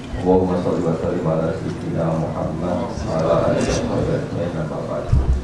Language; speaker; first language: Malay; non-native, local second language; Javanese